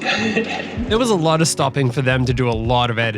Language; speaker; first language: English; native; English